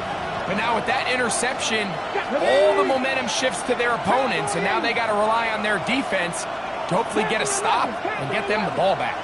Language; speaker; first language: English; native; English